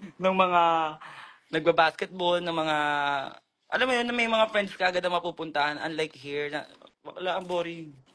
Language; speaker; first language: Filipino; native; Filipino